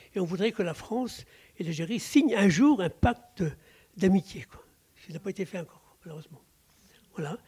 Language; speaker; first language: French; native; French